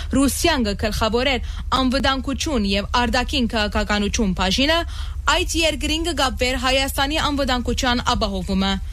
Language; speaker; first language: Armenian; early bilingual, heritage; Armenian